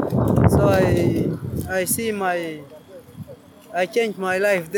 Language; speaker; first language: English; non-native, learner; Arabic